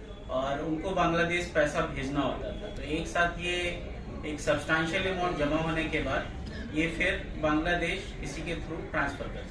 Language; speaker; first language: Hindi; native; Hindi